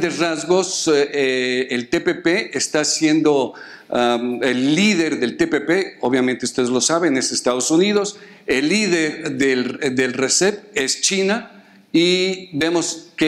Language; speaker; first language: Spanish; native; Spanish